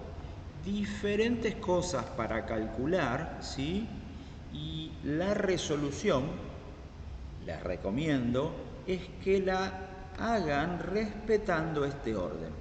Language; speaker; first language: Spanish; native; Spanish